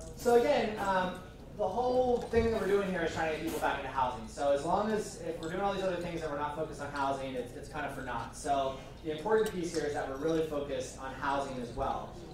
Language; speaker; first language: English; native; English